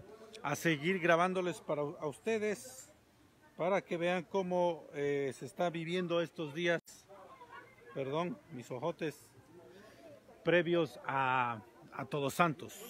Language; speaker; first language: Spanish; native; Spanish